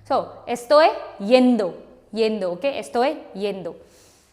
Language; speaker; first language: Spanish; non-native, fluent; Hindi